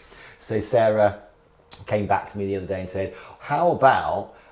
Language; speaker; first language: English; native; English